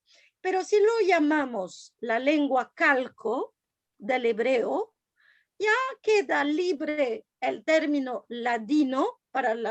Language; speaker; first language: Spanish; non-native, fluent; French